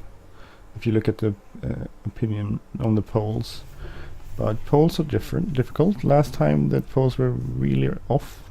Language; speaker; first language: English; non-native, fluent; Swedish